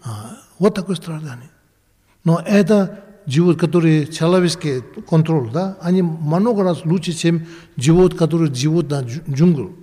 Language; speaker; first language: Russian; non-native, learner; Tibetan